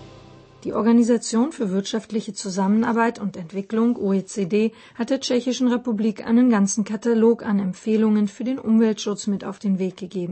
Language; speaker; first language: German; native; German